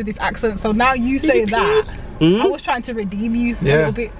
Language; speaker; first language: English; native; English